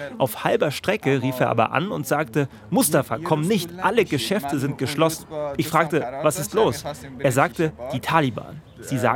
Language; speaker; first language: German; non-native, fluent; Persian